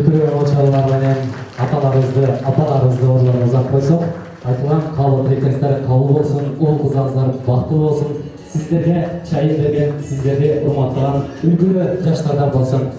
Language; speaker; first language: Kyrgyz; native; Kyrgyz